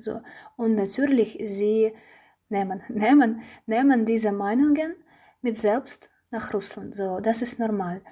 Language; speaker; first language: German; non-native, fluent; Russian